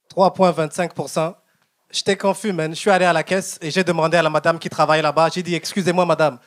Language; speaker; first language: French; non-native, local second language; Kinyarwanda